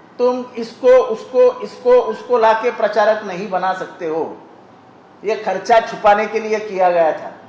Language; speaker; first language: Hindi; non-native, local second language; Marathi